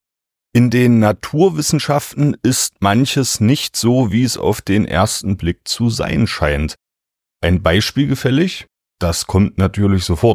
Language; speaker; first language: German; native; German